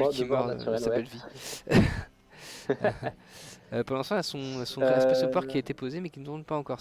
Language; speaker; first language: French; native; French